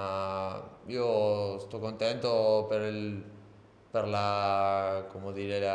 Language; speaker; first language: Italian; non-native, learner; Spanish